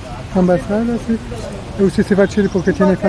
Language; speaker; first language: Spanish; non-native, learner; French